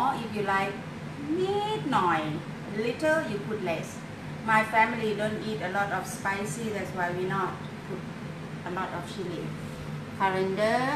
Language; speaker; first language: English; non-native, learner; Thai